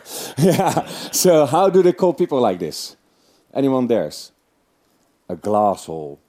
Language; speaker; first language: English; non-native, fluent; Dutch